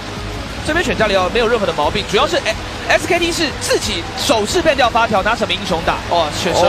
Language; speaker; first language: Chinese; native; Chinese